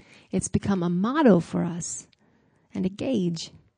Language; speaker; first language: English; native; English